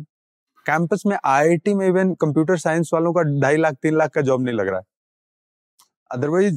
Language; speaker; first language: English; non-native, local second language; Bhojpuri